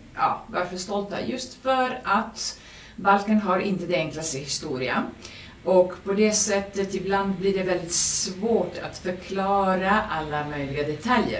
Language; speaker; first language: Swedish; non-native, fluent; Serbian